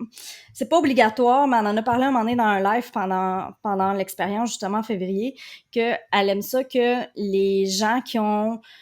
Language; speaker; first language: French; native; French